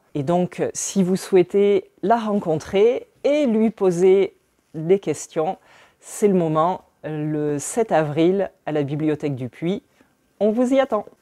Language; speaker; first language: French; native; French